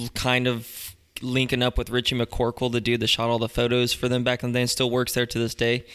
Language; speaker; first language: English; native; English